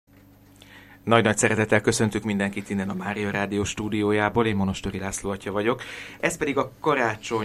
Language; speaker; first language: Hungarian; native; Hungarian